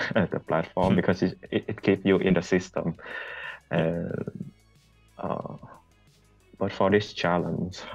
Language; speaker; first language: English; non-native, fluent; Vietnamese